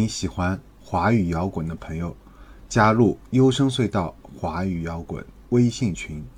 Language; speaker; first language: Chinese; native; Chinese